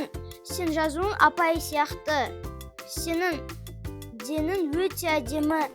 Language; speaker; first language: Kazakh; non-native, local second language; Russian